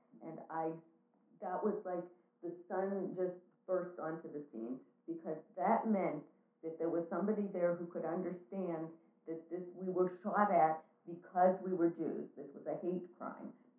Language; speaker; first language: English; native; English